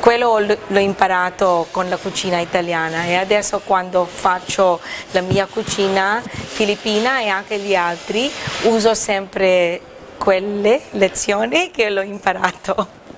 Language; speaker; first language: Italian; non-native, learner; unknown